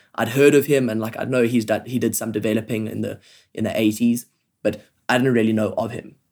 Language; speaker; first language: English; native; English